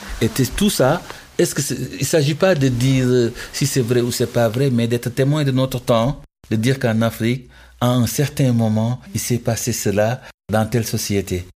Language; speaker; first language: French; non-native, local second language; Wolof